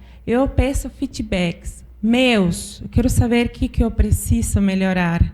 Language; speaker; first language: Portuguese; non-native, fluent; Spanish